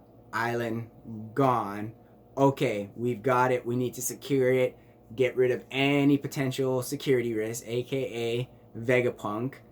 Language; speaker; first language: English; native; English